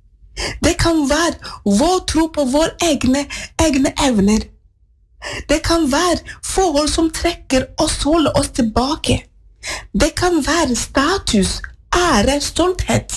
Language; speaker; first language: Norwegian; non-native, fluent; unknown